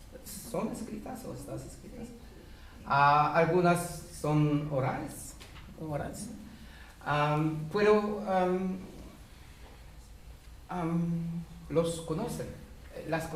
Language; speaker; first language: Spanish; non-native, fluent; French